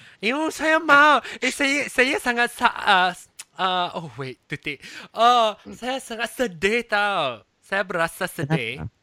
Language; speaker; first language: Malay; non-native, local second language; Chinese